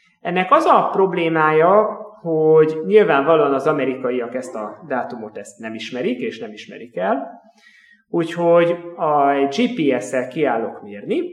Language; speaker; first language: Hungarian; native; Hungarian